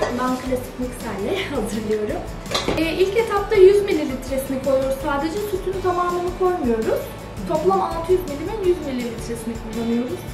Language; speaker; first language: Turkish; early bilingual, heritage; Turkish